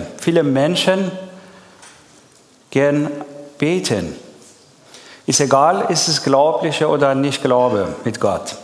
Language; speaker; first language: German; non-native, learner; Persian